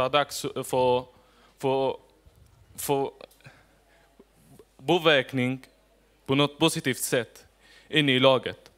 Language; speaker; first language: Swedish; non-native, fluent; Arabic